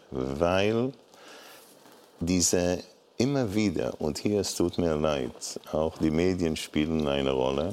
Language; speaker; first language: German; non-native, fluent; Hebrew